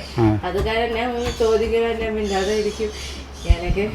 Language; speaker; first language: Malayalam; non-native, fluent; Nepali